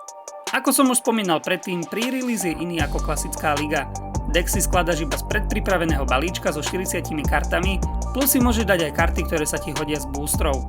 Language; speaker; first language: Slovak; native; Slovak